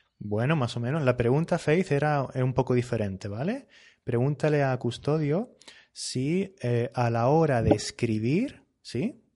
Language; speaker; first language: Spanish; native; Spanish